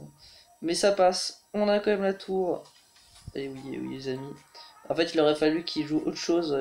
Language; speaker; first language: French; native; French